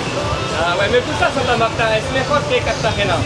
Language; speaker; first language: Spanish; non-native, learner; French